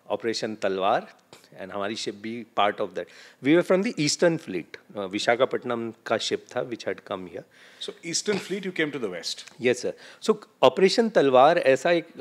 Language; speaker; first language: Hindi; non-native, local second language; Malayalam